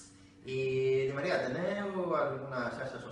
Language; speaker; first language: Catalan; non-native, learner; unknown